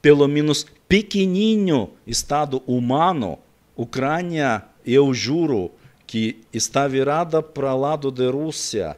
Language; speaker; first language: Portuguese; non-native, learner; Russian